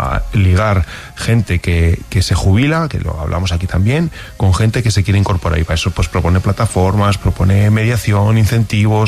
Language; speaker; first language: Spanish; native; Spanish